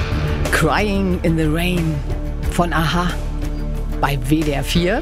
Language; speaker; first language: German; native; German